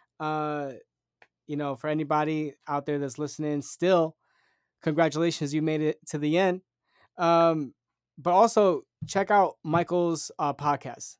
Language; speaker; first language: English; native; English